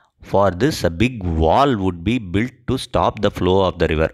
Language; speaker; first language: English; non-native, local second language; Tamil